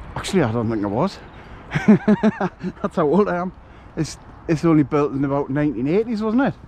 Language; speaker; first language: English; native; English